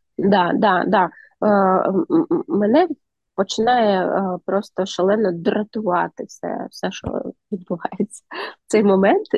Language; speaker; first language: Ukrainian; native; Ukrainian